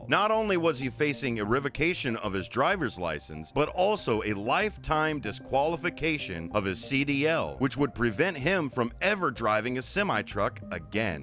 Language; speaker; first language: English; native; English